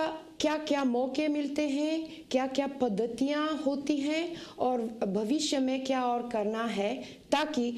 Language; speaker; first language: Hindi; non-native, fluent; Bulgarian